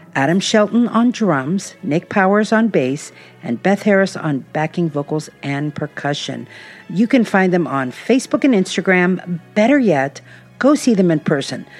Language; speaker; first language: English; native; English